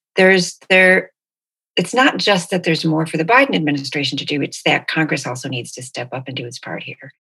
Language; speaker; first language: English; native; English